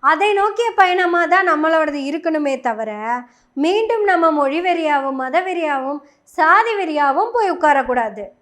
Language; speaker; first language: Tamil; non-native, local second language; Malayalam